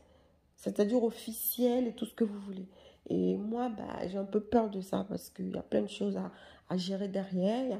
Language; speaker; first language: French; native; French